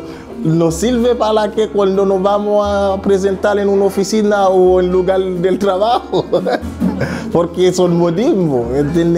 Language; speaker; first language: Spanish; non-native, fluent; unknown